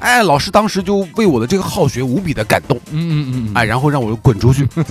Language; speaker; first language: Chinese; native; Chinese